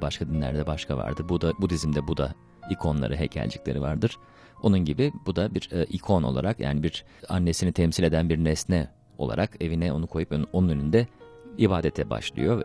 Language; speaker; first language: Turkish; non-native, local second language; Chinese